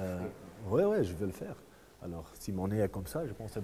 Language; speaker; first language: French; non-native, local second language; Dutch